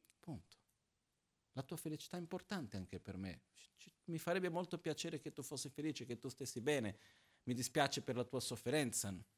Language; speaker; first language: Italian; non-native, fluent; Portuguese